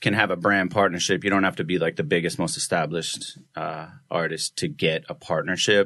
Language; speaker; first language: English; native; English